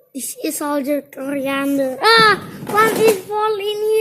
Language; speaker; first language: English; non-native, learner; Indonesian